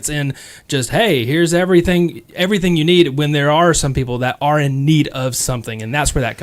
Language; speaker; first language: English; native; English